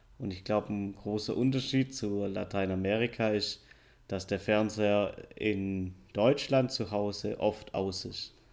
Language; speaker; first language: German; native; German